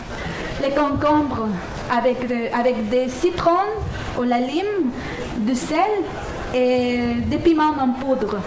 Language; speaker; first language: French; non-native, fluent; Spanish